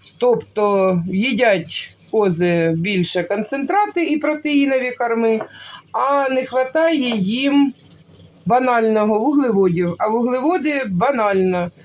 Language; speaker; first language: Ukrainian; non-native, local second language; Russian